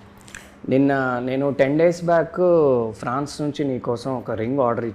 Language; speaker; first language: Telugu; native; Telugu